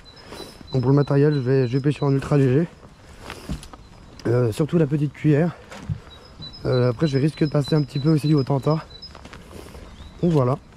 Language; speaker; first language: French; native; French